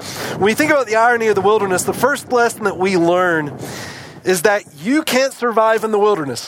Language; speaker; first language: English; native; English